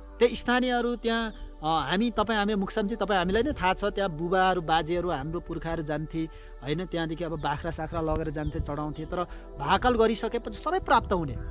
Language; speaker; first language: Nepali; non-native, local second language; Limburgish